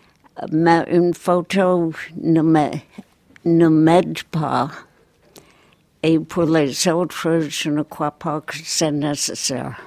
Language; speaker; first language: French; non-native, fluent; English